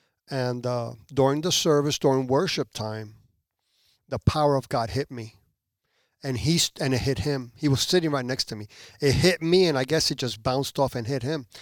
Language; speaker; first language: English; early bilingual, other home language; Spanish